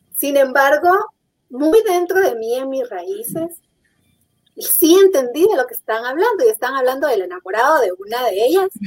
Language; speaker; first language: Spanish; native; Spanish